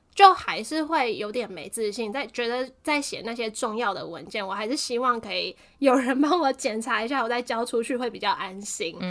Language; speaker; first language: Chinese; native; Chinese